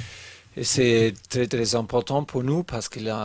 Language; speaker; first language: French; non-native, learner; German